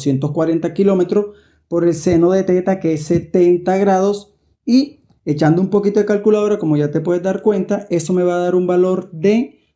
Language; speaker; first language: Spanish; native; Spanish